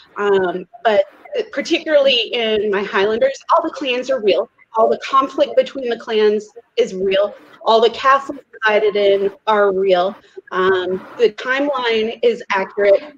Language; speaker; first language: English; native; English